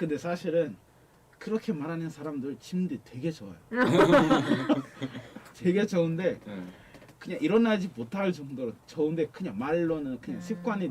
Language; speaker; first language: Korean; non-native, fluent; Kinyarwanda